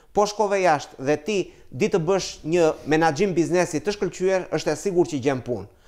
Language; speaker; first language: Albanian; native; Albanian